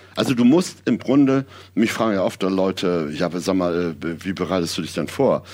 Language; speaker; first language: German; native; German